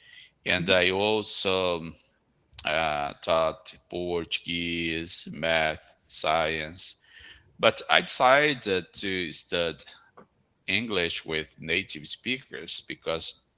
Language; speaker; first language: English; non-native, fluent; Portuguese